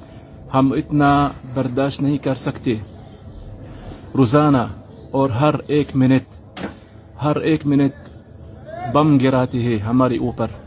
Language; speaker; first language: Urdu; non-native, learner; Arabic